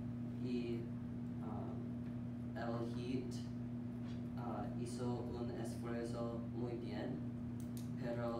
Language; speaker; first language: Spanish; non-native, learner; English